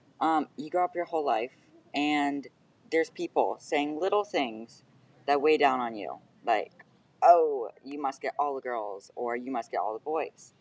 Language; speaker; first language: English; native; English